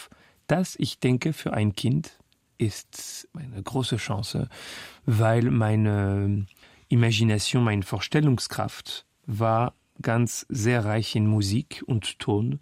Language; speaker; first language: German; non-native, local second language; French